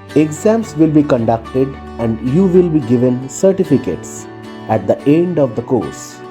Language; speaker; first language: English; non-native, local second language; Bangla